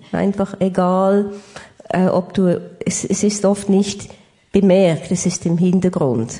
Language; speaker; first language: German; native; German